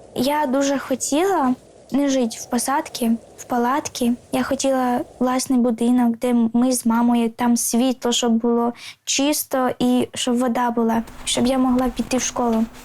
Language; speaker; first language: Ukrainian; non-native, local second language; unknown